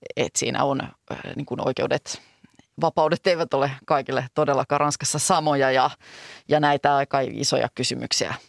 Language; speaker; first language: Finnish; native; Finnish